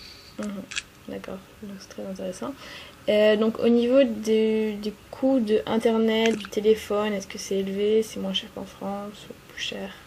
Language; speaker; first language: French; native; French